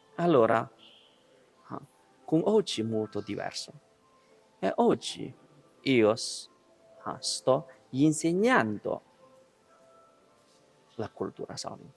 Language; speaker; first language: Italian; non-native, learner; Chinese